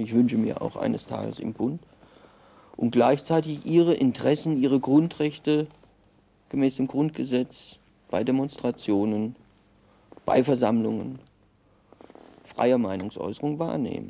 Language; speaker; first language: German; native; German